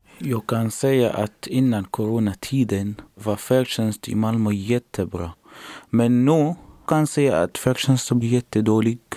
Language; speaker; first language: Swedish; non-native, learner; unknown